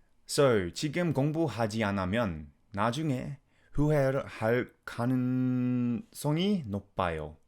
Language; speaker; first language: Korean; non-native, fluent; English